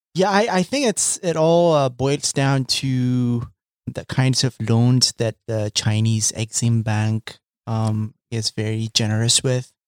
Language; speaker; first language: English; non-native, fluent; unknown